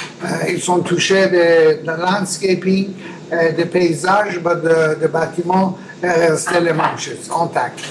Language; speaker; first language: French; non-native, learner; Persian